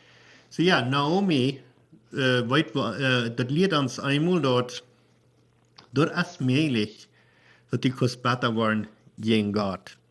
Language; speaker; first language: German; non-native, learner; Plautdietsch